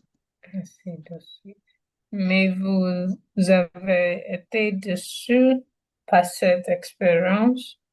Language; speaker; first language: French; non-native, learner; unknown